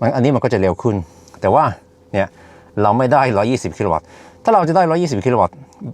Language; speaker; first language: Thai; non-native, fluent; Norwegian